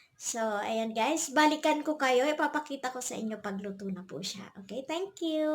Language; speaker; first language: Filipino; non-native, local second language; Bikol